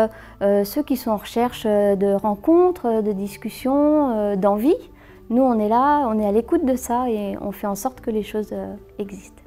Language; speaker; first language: French; native; French